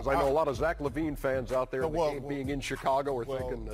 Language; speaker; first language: English; native; English